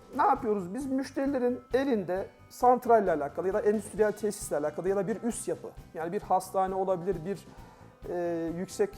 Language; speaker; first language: Turkish; native; Turkish